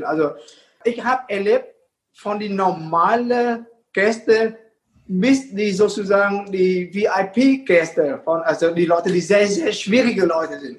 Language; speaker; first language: German; non-native, fluent; Vietnamese